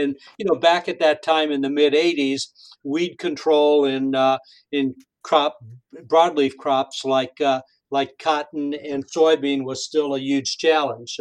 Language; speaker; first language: English; native; English